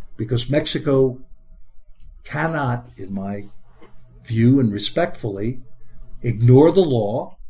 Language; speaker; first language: English; native; English